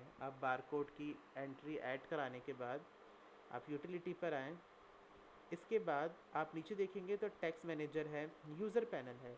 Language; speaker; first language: Hindi; native; Hindi